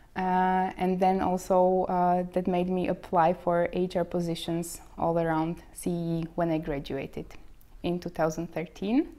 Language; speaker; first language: English; non-native, fluent; Slovak